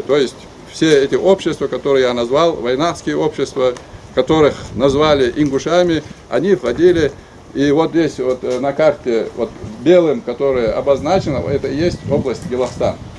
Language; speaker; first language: Russian; non-native, local second language; Ingush